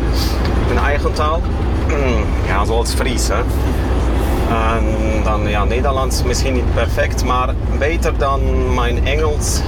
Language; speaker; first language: Dutch; non-native, fluent; Kashubian